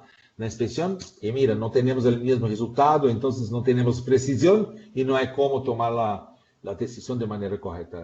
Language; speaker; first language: Spanish; non-native, fluent; Portuguese